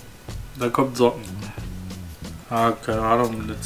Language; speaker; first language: German; native; German